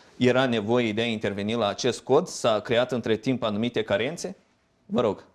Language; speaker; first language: Romanian; native; Romanian